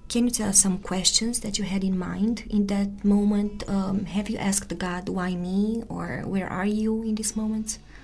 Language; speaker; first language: English; non-native, fluent; Romanian